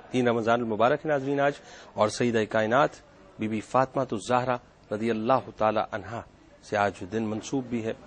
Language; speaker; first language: Urdu; native; Urdu